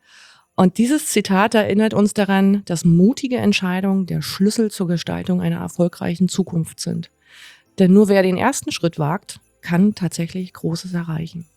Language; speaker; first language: German; native; German